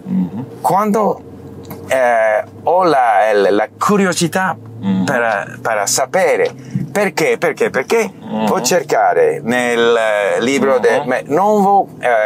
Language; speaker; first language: Italian; non-native, learner; English